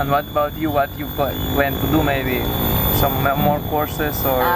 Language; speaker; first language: English; non-native, learner; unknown